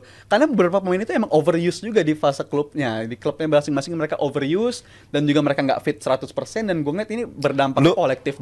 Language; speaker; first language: Indonesian; native; Indonesian